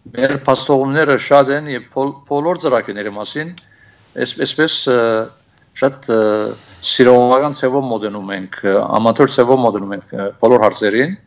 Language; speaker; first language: Armenian; early bilingual, heritage; Armenian